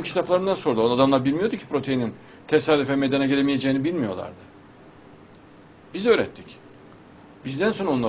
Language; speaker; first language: Turkish; native; Turkish